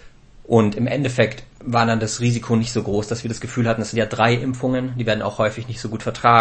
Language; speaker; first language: German; native; German